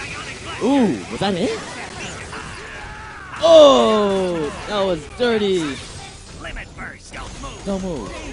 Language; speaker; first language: English; native; English